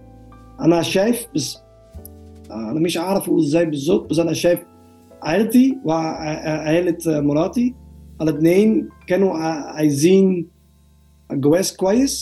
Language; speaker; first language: Arabic; non-native, learner; Dutch